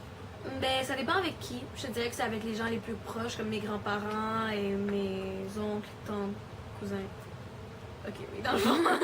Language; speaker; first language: French; early bilingual, other home language; Spanish